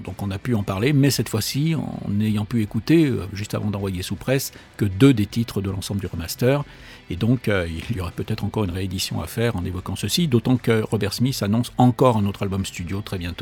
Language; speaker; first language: French; native; French